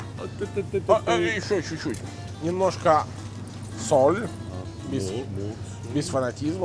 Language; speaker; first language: Russian; non-native, fluent; Italian